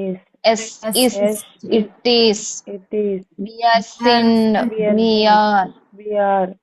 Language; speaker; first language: German; non-native, learner; Tamil